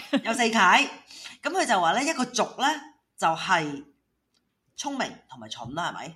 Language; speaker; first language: Cantonese; native; Cantonese